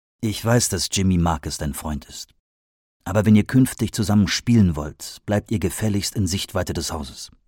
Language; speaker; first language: German; native; German